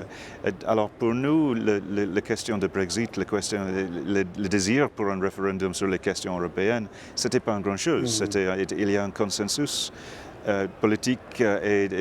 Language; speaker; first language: French; non-native, fluent; English